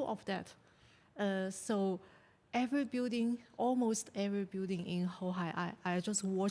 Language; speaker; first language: English; non-native, learner; Chinese